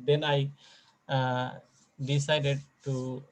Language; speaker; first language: English; non-native, fluent; Bangla